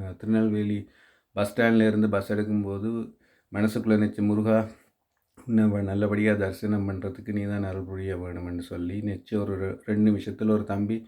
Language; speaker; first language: Tamil; native; Tamil